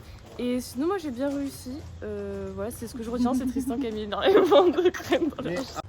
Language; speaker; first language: French; native; French